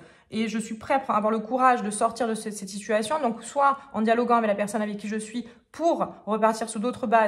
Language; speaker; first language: French; native; French